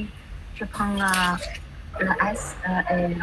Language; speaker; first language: French; non-native, learner; Vietnamese